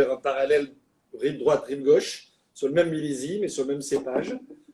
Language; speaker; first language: French; native; French